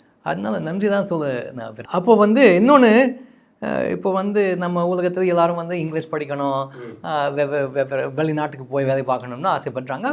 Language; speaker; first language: Tamil; non-native, fluent; English